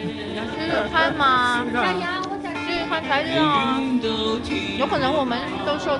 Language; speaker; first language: Chinese; non-native, learner; Vietnamese